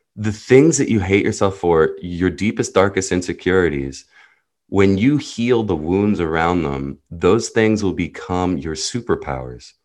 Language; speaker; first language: English; early bilingual, other home language; Hebrew